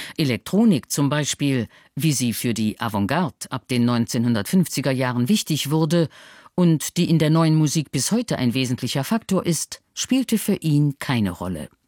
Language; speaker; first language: German; native; German